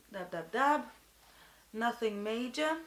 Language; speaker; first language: English; non-native, fluent; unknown